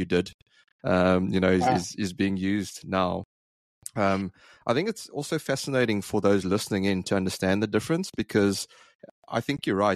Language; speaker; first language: English; native; English